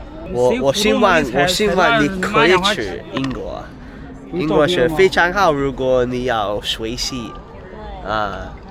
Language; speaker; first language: Chinese; non-native, learner; English